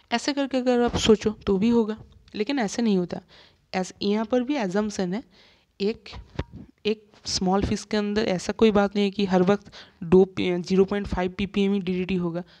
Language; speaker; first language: Hindi; non-native, local second language; Bangla